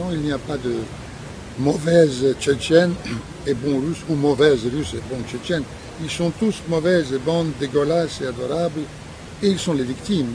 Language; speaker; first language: French; non-native, fluent; Russian